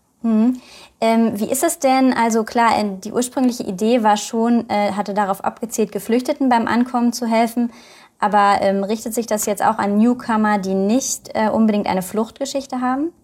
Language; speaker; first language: German; native; German